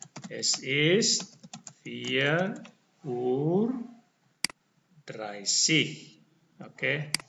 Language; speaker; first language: German; non-native, fluent; Indonesian